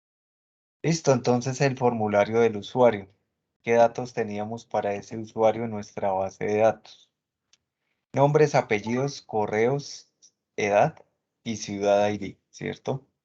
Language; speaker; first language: Spanish; native; Spanish